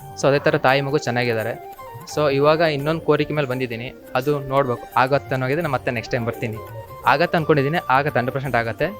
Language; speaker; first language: Kannada; native; Kannada